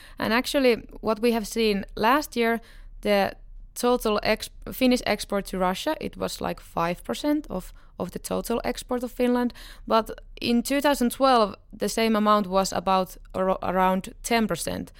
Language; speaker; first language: English; non-native, fluent; Finnish